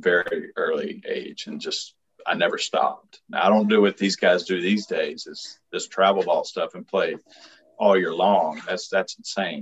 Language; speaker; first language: English; native; English